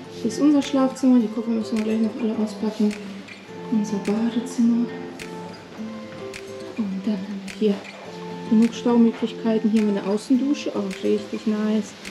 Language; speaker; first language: German; native; German